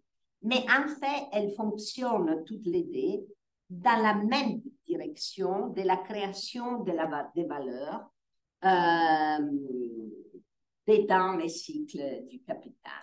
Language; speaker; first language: French; non-native, fluent; Italian